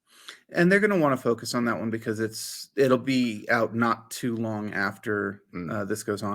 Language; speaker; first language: English; native; English